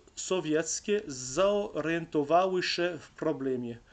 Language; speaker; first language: Polish; non-native, learner; French